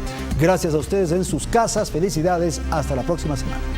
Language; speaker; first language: Spanish; native; Spanish